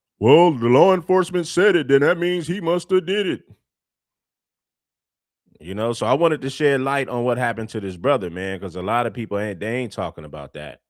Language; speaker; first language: English; native; English